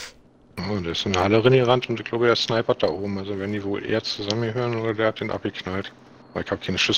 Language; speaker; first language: German; native; German